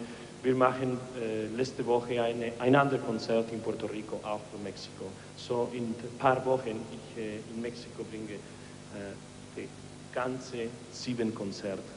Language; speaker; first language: German; non-native, learner; Spanish